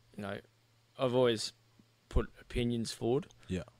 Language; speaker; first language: English; native; English